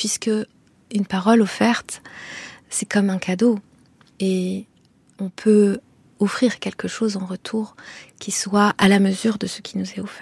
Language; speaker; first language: French; non-native, local second language; Kinyarwanda